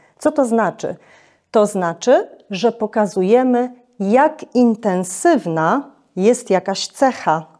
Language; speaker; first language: Polish; native; Polish